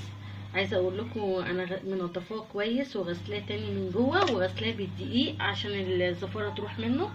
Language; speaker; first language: Arabic; native; Arabic